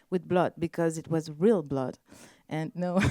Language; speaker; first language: English; non-native, learner; French